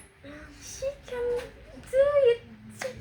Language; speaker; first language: English; non-native, learner; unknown